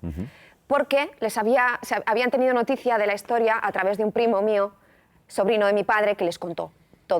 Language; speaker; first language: Spanish; native; Spanish